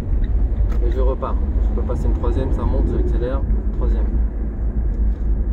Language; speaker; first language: French; native; French